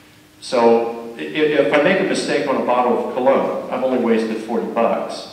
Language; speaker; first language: English; native; English